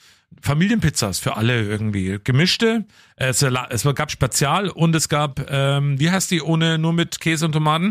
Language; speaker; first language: German; native; German